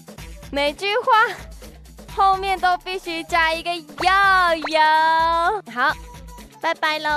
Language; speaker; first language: Chinese; native; Chinese